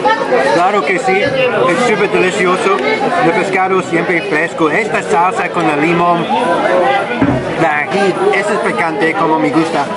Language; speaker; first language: Spanish; non-native, learner; English